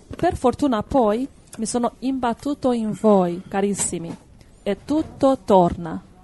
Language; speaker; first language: Italian; non-native, fluent; Hungarian